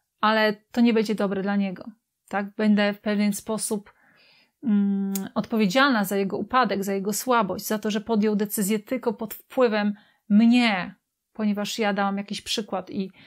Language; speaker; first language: Polish; native; Polish